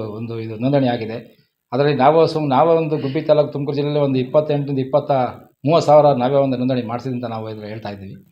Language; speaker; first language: Kannada; native; Kannada